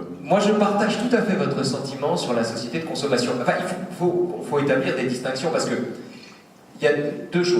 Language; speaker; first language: French; native; French